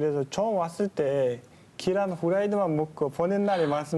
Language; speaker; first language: Korean; non-native, fluent; Uzbek